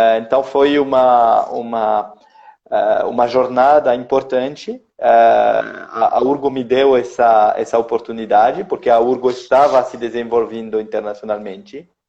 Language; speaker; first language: Portuguese; non-native, fluent; French